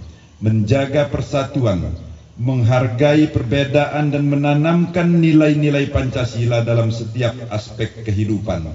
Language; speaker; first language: Indonesian; native; Indonesian